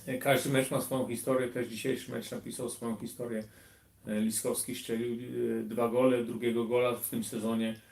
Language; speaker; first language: Polish; early bilingual, heritage; Polish